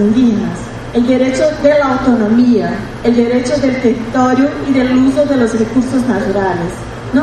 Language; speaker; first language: Spanish; non-native, fluent; Portuguese